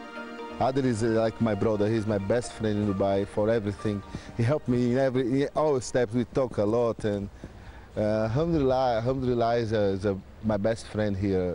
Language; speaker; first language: English; non-native, learner; Portuguese